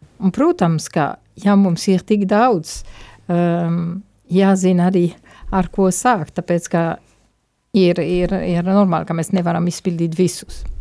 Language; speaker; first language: Latvian; non-native, fluent; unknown